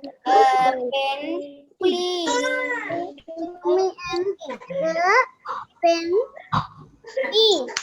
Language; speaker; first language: English; non-native, learner; Sinhala